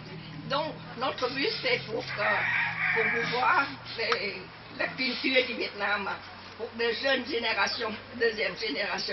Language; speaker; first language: French; non-native, fluent; Vietnamese